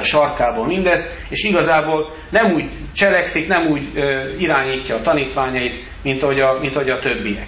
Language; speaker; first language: Hungarian; native; Hungarian